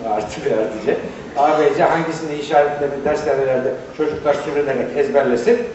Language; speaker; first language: Turkish; native; Turkish